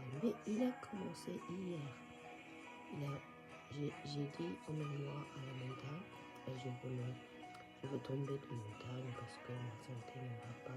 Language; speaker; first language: French; non-native, fluent; Japanese